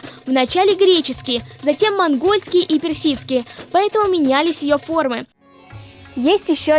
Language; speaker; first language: Russian; native; Russian